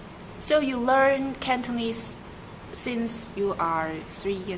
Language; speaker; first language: English; non-native, learner; Cantonese